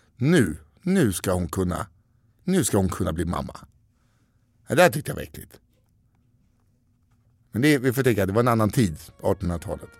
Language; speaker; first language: Swedish; native; Swedish